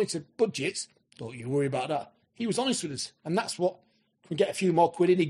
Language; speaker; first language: English; native; English